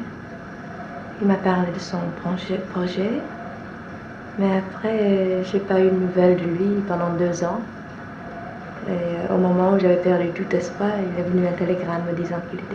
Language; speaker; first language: French; non-native, fluent; English